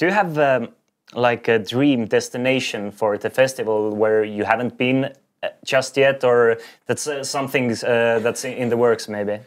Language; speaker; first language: English; non-native, fluent; Estonian